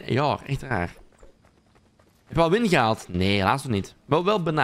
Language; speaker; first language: Dutch; native; Dutch